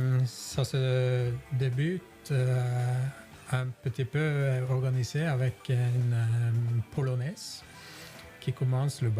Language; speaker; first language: French; non-native, fluent; Norwegian